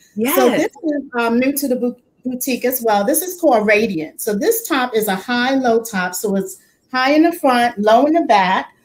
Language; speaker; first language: English; native; English